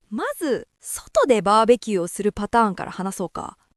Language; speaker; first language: Japanese; native; Japanese